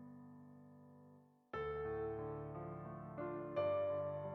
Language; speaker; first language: English; native; English